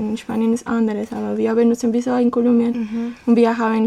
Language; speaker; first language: German; non-native, learner; Spanish